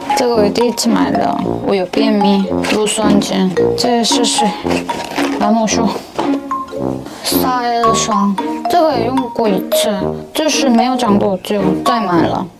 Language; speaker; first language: Chinese; non-native, learner; Korean